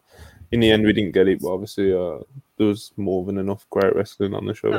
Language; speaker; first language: English; native; English